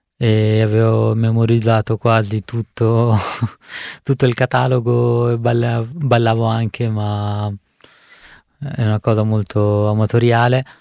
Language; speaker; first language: Italian; early bilingual, other home language; Punjabi